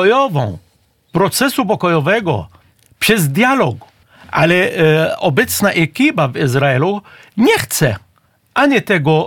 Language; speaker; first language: Polish; non-native, fluent; Arabic